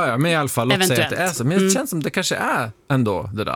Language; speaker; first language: Swedish; native; Swedish